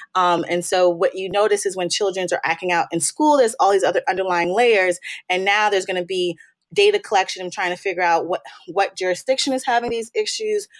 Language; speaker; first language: English; native; English